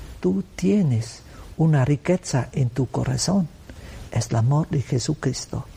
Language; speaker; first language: Spanish; non-native, learner; Vietnamese